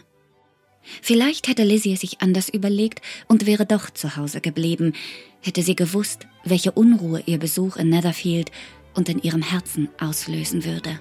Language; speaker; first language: German; native; German